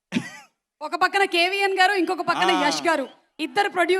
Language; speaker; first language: Telugu; native; Telugu